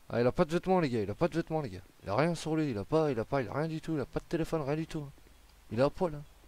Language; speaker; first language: French; native; French